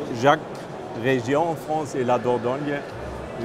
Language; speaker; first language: French; non-native, fluent; German